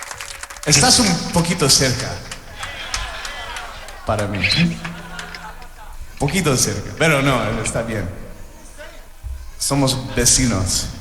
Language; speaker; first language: Spanish; non-native, learner; English